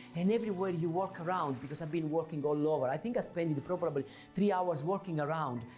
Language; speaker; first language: English; non-native, fluent; Italian